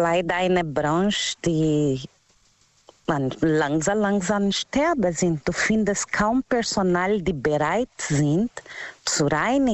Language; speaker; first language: German; non-native, fluent; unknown